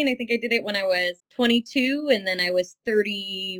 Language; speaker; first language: English; native; English